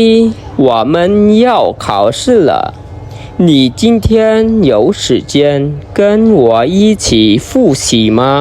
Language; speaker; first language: Chinese; non-native, fluent; Khmer